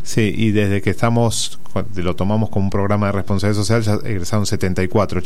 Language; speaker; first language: Spanish; native; Spanish